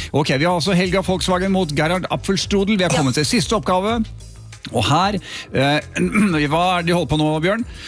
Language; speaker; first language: Norwegian; early bilingual, other home language; German